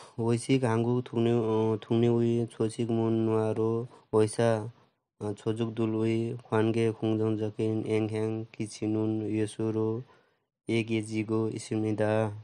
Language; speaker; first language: Korean; non-native, learner; Nepali